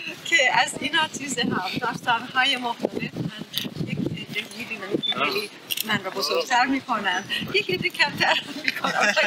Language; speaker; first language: Persian; non-native, learner; Finnish